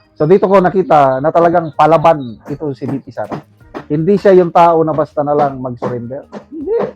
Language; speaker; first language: Filipino; native; Filipino